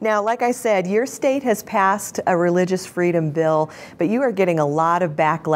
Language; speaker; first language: English; native; English